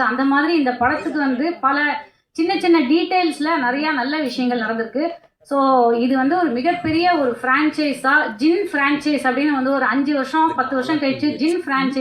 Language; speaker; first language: Tamil; native; Tamil